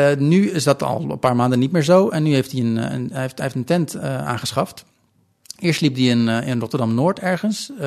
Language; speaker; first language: Dutch; native; Dutch